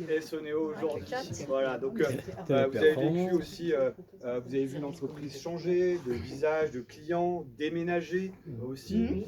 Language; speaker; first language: French; native; French